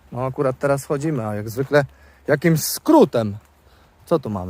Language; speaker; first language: Polish; native; Polish